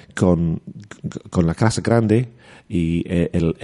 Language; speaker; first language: Spanish; non-native, learner; English